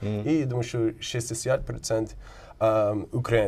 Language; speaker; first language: Russian; non-native, learner; English